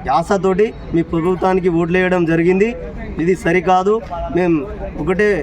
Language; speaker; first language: Telugu; non-native, local second language; Lambadi